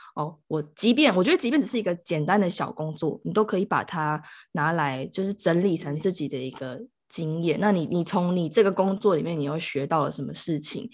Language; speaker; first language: Chinese; native; Chinese